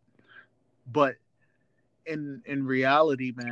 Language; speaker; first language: English; native; English